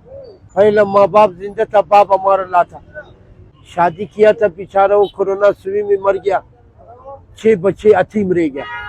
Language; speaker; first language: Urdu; non-native, local second language; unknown